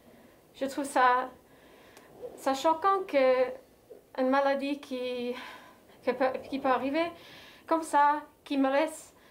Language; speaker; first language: French; non-native, fluent; English